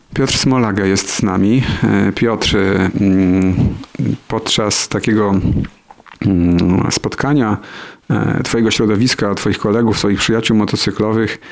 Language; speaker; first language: Polish; native; Polish